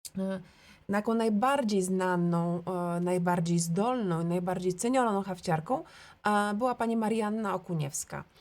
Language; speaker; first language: Polish; native; Polish